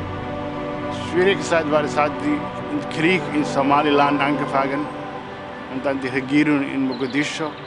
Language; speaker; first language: German; non-native, learner; Somali